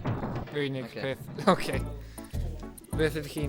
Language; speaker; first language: Welsh; non-native, local second language; English